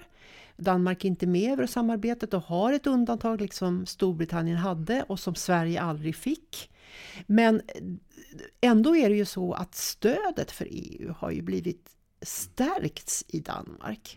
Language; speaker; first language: Swedish; native; Swedish